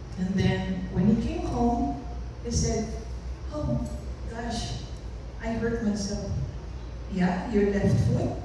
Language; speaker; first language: English; non-native, local second language; Filipino